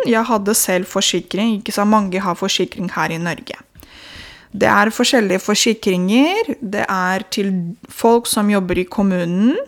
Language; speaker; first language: Norwegian; non-native, fluent; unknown